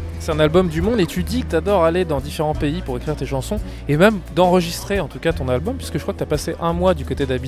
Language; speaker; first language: French; native; French